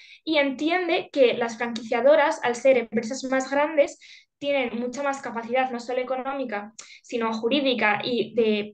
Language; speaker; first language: Spanish; native; Spanish